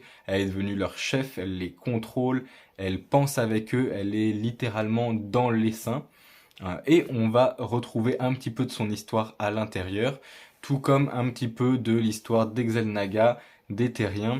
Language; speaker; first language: French; native; French